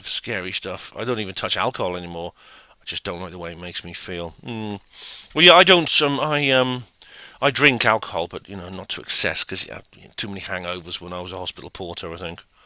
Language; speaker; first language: English; native; English